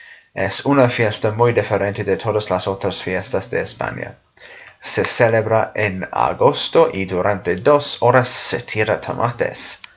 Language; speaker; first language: Spanish; non-native, fluent; English